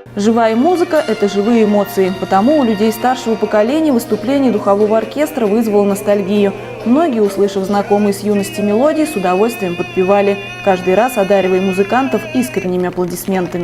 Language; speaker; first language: Russian; native; Russian